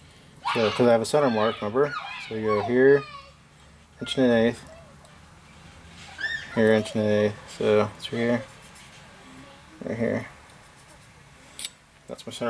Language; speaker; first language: English; native; English